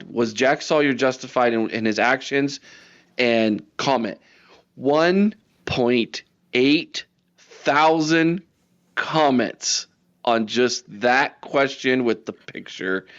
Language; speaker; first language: English; native; English